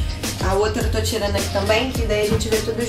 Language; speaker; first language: Portuguese; native; Portuguese